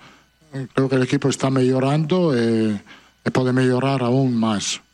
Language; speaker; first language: Spanish; non-native, fluent; Italian